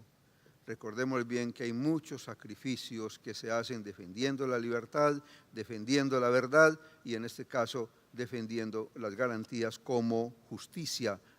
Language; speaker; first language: Spanish; native; Spanish